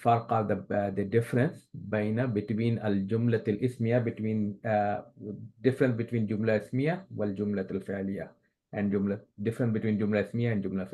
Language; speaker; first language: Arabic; non-native, learner; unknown